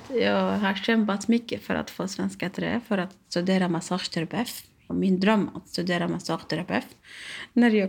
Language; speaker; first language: Swedish; non-native, learner; Arabic